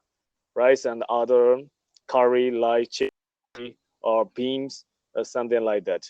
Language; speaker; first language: English; non-native, learner; Burmese